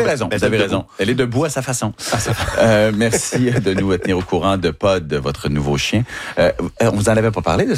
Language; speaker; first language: French; native; French